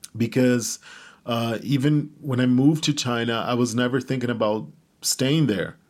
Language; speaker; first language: English; non-native, fluent; Portuguese